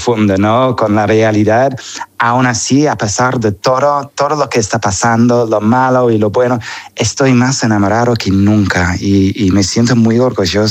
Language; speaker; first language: Spanish; non-native, fluent; English